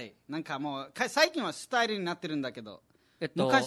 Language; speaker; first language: Japanese; non-native, fluent; Nepali